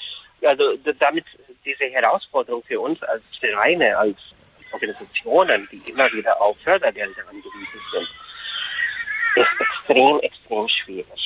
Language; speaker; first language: German; non-native, fluent; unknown